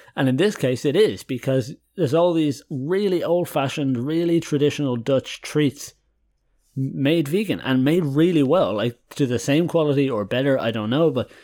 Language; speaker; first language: English; native; English